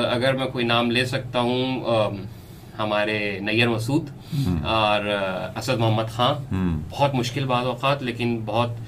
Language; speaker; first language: Urdu; native; Urdu